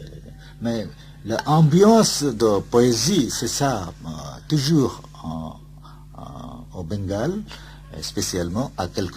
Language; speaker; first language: French; non-native, fluent; Bangla